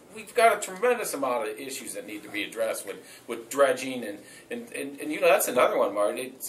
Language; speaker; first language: English; native; English